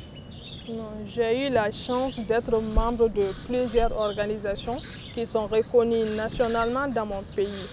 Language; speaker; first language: French; non-native, local second language; Bambara